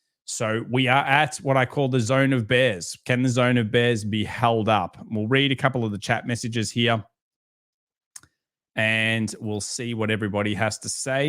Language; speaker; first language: English; native; English